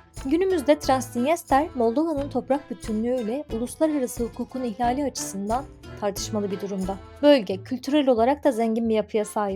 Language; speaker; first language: Turkish; native; Turkish